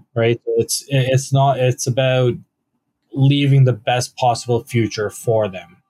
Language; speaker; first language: English; native; English